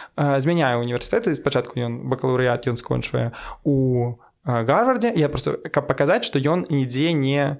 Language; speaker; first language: Belarusian; non-native, local second language; Russian